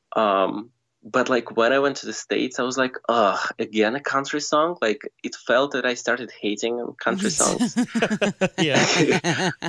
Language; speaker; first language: English; non-native, fluent; Russian